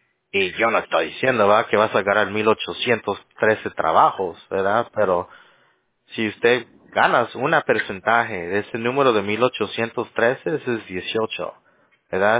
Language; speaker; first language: Spanish; native; Spanish